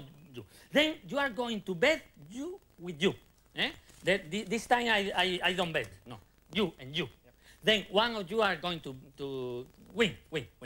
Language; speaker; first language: English; non-native, learner; Spanish